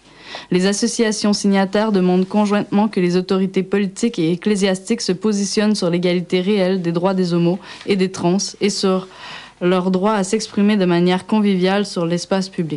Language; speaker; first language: French; native; French